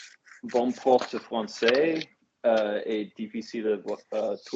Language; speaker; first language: French; non-native, learner; English